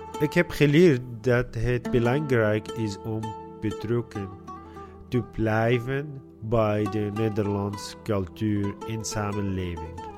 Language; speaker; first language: Dutch; non-native, learner; Arabic